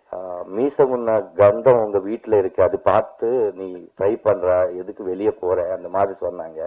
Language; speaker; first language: Tamil; non-native, learner; Telugu